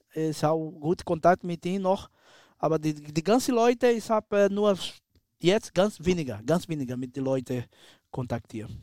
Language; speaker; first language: German; non-native, learner; Portuguese